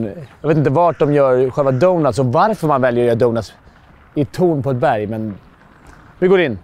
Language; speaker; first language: Swedish; native; Swedish